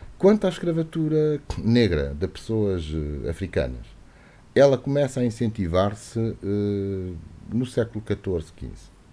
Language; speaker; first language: Portuguese; native; Portuguese